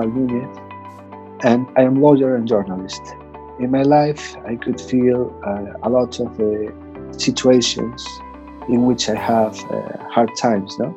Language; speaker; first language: English; non-native, fluent; Spanish